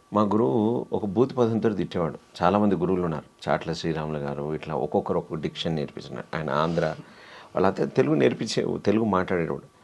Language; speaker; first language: Telugu; native; Telugu